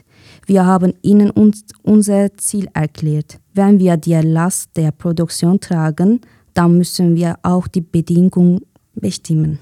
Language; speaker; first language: German; non-native, fluent; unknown